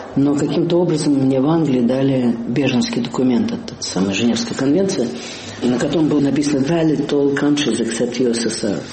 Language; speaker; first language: Russian; native; Russian